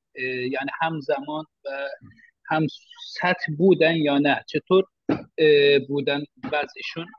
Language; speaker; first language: Persian; non-native, fluent; Turkish